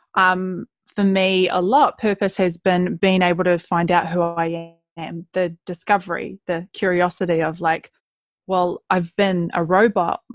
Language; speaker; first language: English; native; English